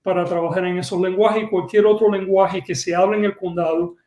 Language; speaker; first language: Spanish; early bilingual, other home language; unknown